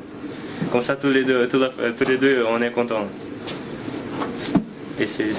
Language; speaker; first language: French; non-native, fluent; Portuguese